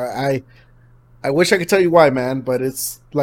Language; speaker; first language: English; native; English